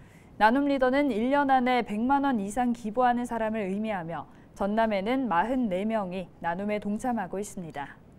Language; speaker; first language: Korean; native; Korean